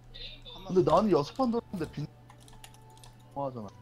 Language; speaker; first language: Korean; native; Korean